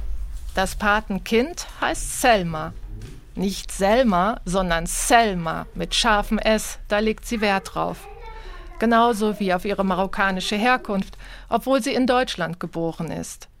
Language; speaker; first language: German; native; German